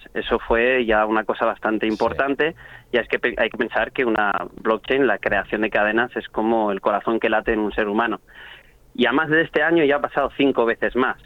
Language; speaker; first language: Spanish; native; Spanish